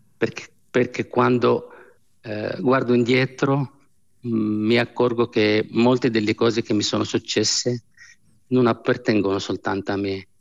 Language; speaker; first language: Italian; non-native, fluent; Arabic